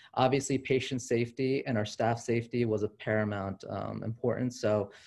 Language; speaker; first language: English; native; English